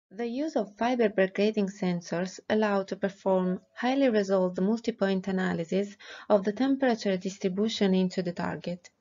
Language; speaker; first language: English; non-native, fluent; Italian